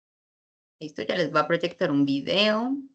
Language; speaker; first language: Spanish; native; Spanish